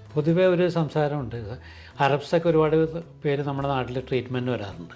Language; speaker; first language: Malayalam; native; Malayalam